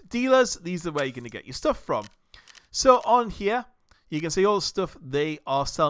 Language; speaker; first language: English; native; English